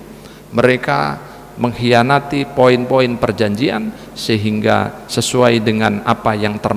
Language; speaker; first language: Indonesian; native; Indonesian